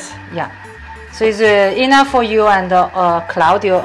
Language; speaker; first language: English; non-native, learner; Chinese